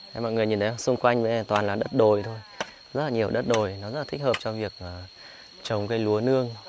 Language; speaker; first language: Vietnamese; native; Vietnamese